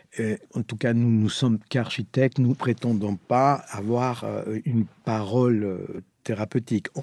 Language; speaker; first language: French; non-native, fluent; Spanish